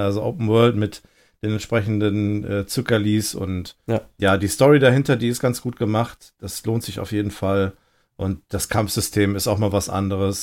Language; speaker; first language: German; native; German